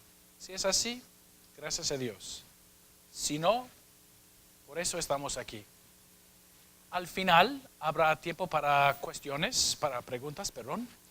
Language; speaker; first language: Spanish; non-native, fluent; English